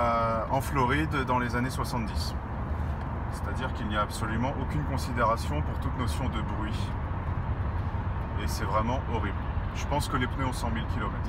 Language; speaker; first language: French; native; French